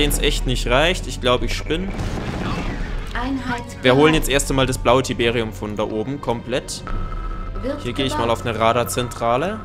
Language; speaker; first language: German; native; German